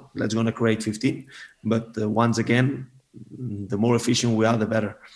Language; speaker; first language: English; non-native, fluent; Spanish